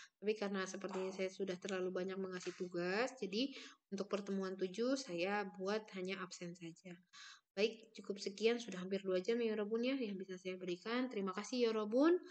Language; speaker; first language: Indonesian; native; Indonesian